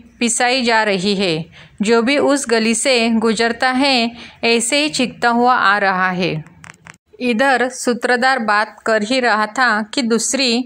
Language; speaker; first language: Hindi; non-native, local second language; Marathi